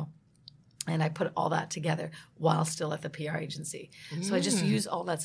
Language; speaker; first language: English; native; English